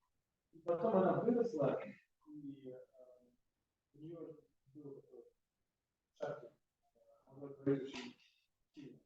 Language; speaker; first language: Russian; non-native, learner; Spanish